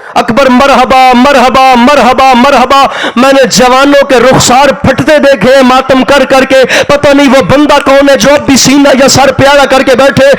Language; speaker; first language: Urdu; non-native, local second language; Punjabi